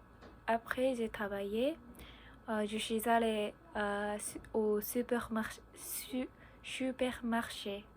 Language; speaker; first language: French; non-native, learner; Japanese